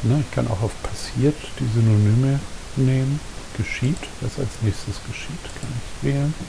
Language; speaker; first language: German; native; German